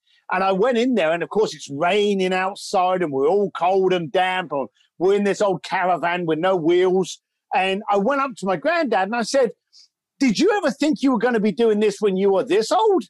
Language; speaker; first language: English; native; English